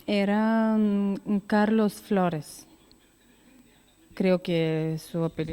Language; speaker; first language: Spanish; non-native, learner; Bulgarian